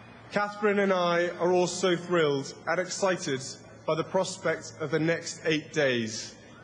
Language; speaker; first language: English; native; English